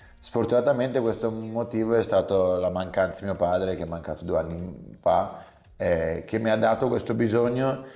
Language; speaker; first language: Italian; early bilingual, heritage; English